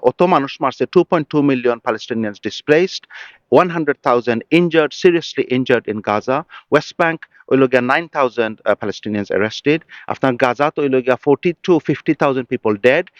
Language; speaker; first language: English; early bilingual, other home language; Bangla